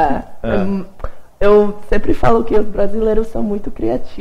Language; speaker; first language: Portuguese; non-native, fluent; English